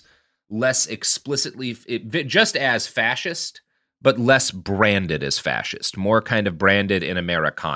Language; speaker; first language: English; native; English